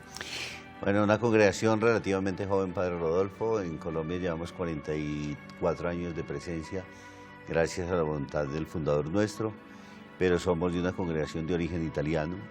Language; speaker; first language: Spanish; native; Spanish